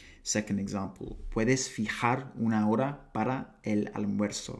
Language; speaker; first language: Spanish; non-native, fluent; English